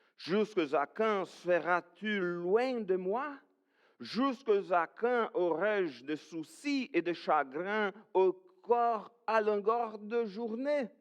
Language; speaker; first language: French; non-native, fluent; Portuguese